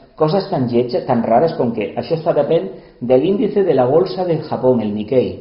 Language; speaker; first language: Catalan; early bilingual, other home language; Spanish